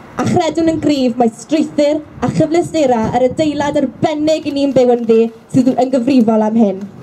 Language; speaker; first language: Welsh; native; Welsh